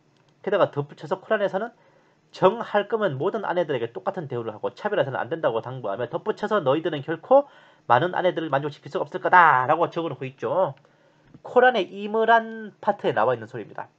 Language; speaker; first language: Korean; native; Korean